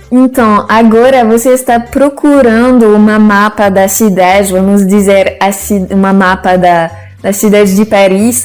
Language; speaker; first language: Portuguese; non-native, fluent; French